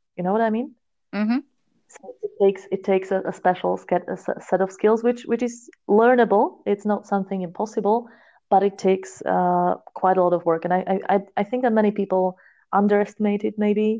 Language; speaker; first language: English; non-native, fluent; Slovak